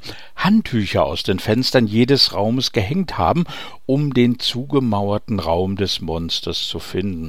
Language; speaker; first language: German; native; German